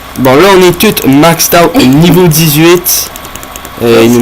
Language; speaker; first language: French; native; French